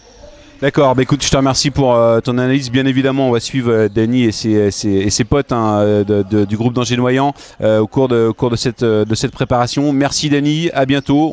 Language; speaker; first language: French; native; French